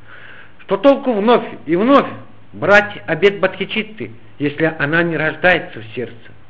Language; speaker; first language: Russian; native; Russian